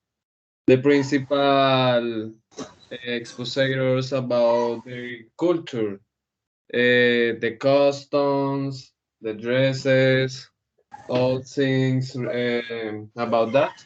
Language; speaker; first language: English; non-native, learner; Spanish